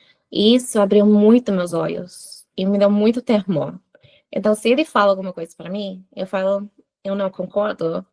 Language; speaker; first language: Portuguese; non-native, fluent; English